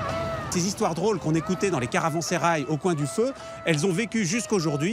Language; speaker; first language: French; native; French